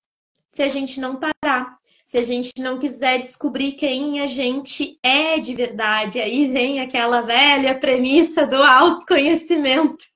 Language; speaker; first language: Portuguese; native; Portuguese